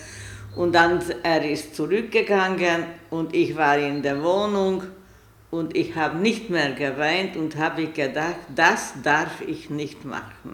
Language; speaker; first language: German; non-native, learner; Hungarian